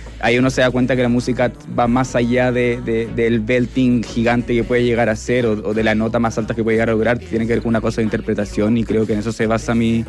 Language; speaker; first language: Spanish; native; Spanish